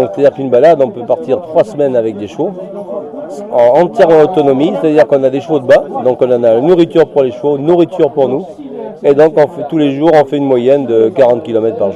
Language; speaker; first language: French; native; French